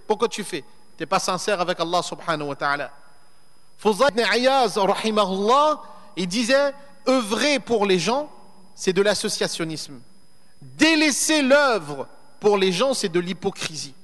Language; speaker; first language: French; native; French